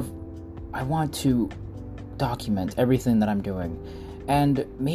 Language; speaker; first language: English; non-native, fluent; Spanish